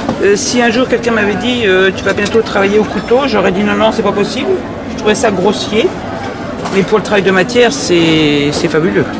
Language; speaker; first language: French; native; French